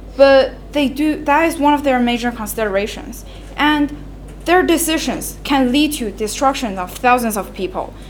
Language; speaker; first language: English; non-native, fluent; Chinese